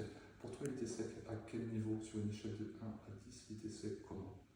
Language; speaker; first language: French; native; French